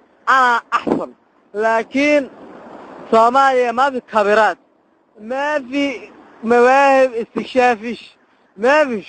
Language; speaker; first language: Arabic; non-native, learner; Somali